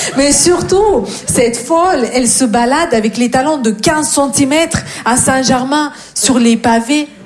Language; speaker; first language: French; non-native, fluent; Russian